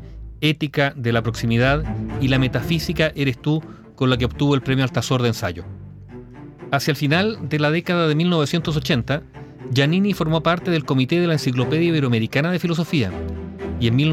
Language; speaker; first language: Spanish; native; Spanish